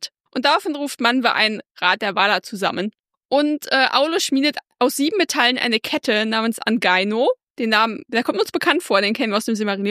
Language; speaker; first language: German; native; German